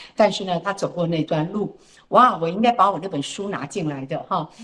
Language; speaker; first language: Chinese; native; Chinese